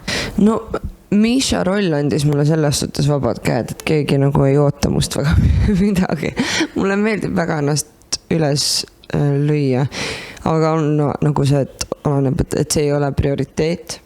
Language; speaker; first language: Estonian; native; Estonian